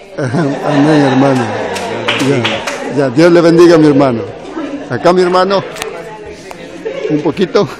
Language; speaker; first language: Spanish; native; Spanish